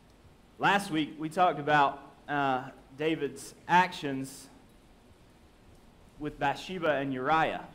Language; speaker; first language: English; native; English